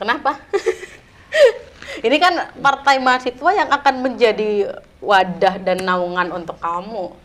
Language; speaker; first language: Indonesian; native; Indonesian